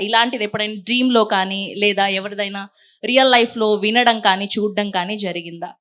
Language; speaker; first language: Telugu; native; Telugu